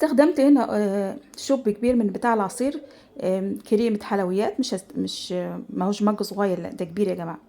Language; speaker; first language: Arabic; native; Arabic